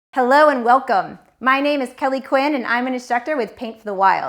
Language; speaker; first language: English; native; English